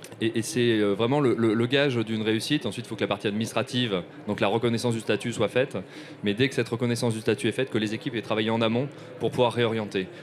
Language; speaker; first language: French; native; French